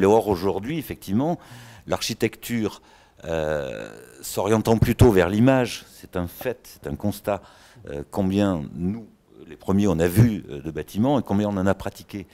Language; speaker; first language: French; native; French